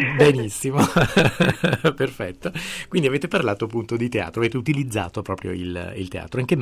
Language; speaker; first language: Italian; native; Italian